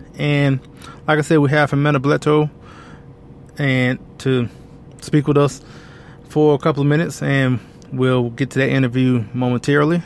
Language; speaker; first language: English; native; English